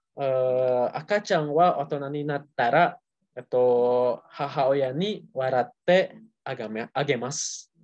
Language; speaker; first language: Japanese; non-native, learner; Indonesian